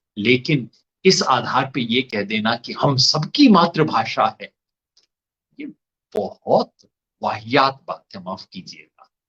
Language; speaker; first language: Hindi; native; Hindi